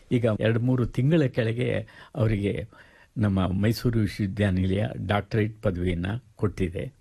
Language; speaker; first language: Kannada; native; Kannada